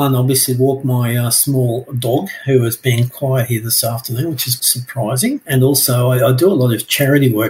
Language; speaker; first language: English; native; English